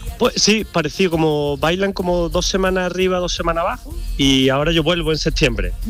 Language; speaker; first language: Spanish; native; Spanish